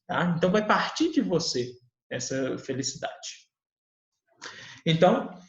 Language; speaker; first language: Portuguese; native; Portuguese